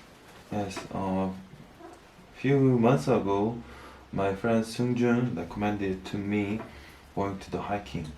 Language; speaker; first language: English; non-native, learner; Korean